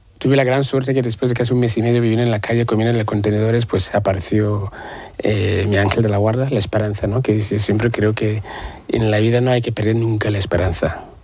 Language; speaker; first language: Spanish; non-native, fluent; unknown